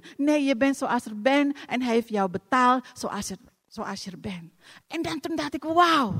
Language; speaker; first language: Dutch; non-native, fluent; Indonesian